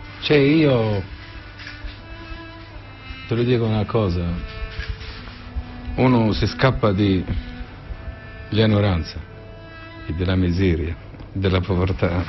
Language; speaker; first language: Italian; non-native, learner; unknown